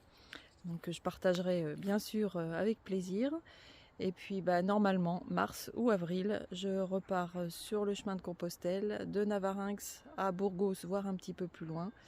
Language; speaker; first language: French; native; French